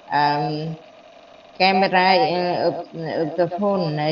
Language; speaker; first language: English; non-native, learner; Vietnamese